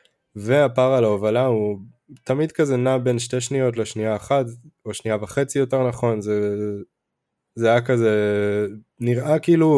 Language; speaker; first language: Hebrew; native; Hebrew